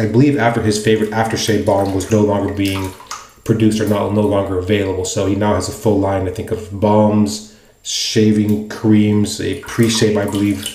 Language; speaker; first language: English; native; English